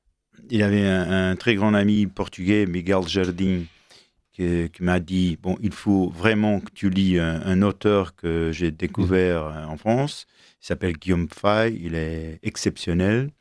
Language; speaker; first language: French; non-native, fluent; Portuguese